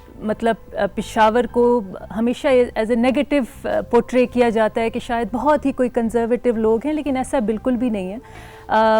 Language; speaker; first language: Urdu; non-native, local second language; Khowar